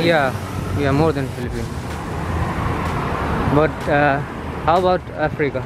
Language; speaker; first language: English; non-native, local second language; Hindi